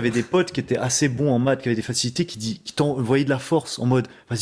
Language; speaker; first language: French; native; French